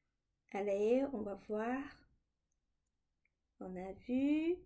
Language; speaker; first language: French; non-native, fluent; Chinese